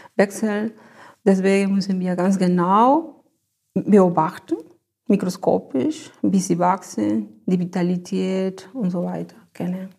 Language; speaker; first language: German; non-native, fluent; Spanish